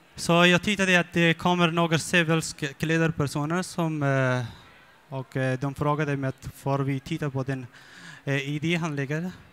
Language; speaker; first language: Swedish; non-native, learner; Persian